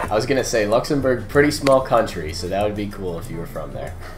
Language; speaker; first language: English; native; English